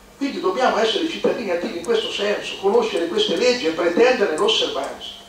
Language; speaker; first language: Italian; native; Italian